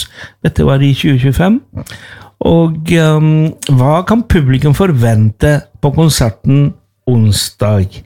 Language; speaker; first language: Norwegian; non-native, fluent; Spanish